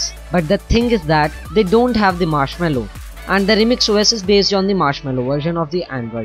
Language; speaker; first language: English; non-native, local second language; Hindi